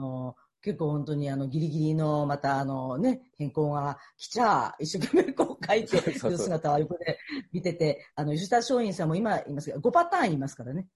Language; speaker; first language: Japanese; native; Japanese